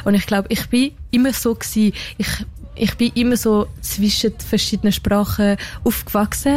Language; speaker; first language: German; non-native, local second language; French